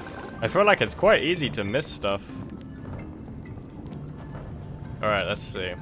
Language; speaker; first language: English; native; English